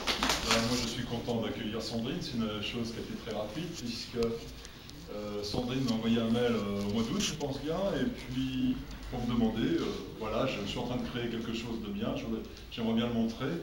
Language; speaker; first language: French; native; French